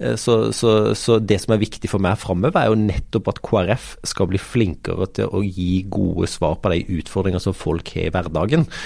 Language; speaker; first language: Norwegian; native; Norwegian